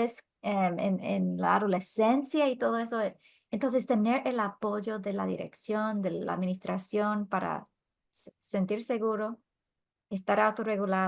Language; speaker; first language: Spanish; non-native, fluent; English